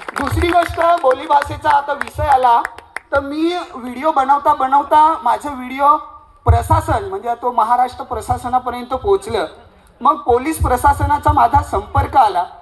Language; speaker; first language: Marathi; non-native, local second language; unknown